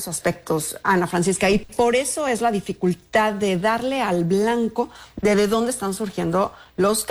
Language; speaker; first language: Spanish; native; Spanish